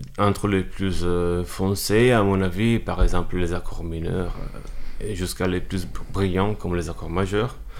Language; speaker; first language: French; non-native, fluent; Italian